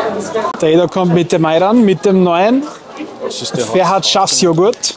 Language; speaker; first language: German; native; German